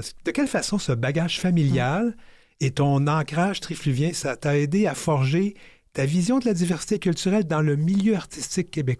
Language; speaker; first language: French; native; French